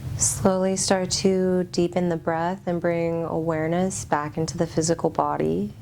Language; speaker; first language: English; native; English